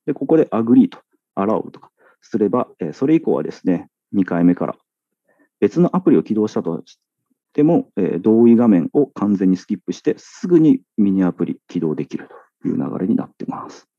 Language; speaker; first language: Japanese; native; Japanese